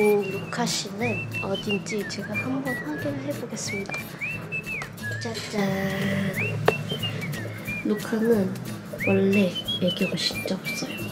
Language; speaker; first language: Korean; non-native, fluent; Thai